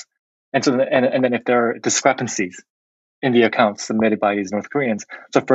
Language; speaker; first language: English; non-native, fluent; Korean